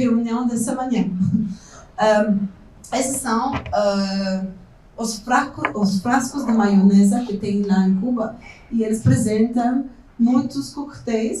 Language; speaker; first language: Portuguese; non-native, fluent; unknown